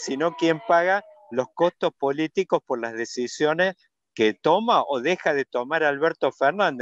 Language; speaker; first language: Spanish; native; Spanish